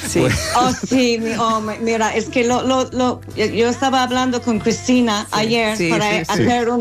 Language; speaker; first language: Spanish; non-native, learner; English